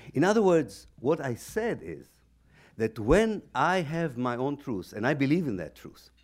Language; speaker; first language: English; non-native, fluent; Hebrew